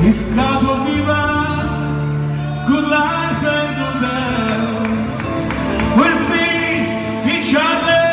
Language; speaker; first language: English; non-native, fluent; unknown